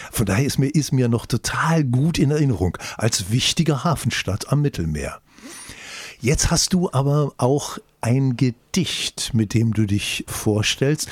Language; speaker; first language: German; native; German